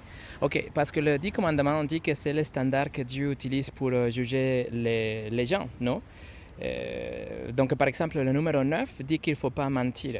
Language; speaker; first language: French; non-native, fluent; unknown